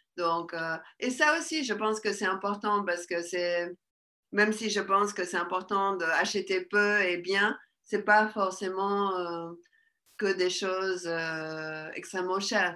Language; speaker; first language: French; early bilingual, other home language; Spanish